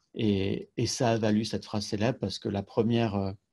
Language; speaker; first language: French; native; French